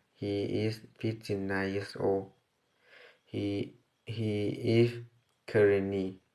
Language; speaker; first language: English; non-native, learner; Thai